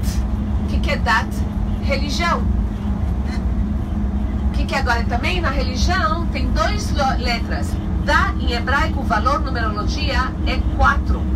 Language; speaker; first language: Portuguese; non-native, fluent; Hebrew